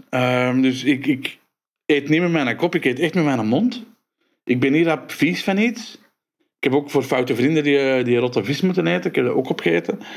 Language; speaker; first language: Dutch; native; Dutch